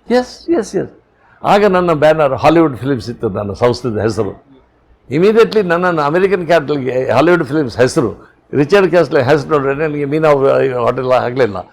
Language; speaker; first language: Kannada; non-native, local second language; Konkani